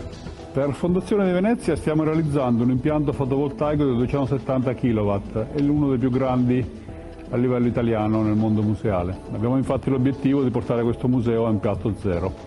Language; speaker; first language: Italian; native; Italian